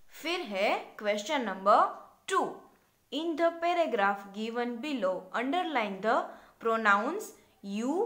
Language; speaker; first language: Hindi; non-native, local second language; Gujarati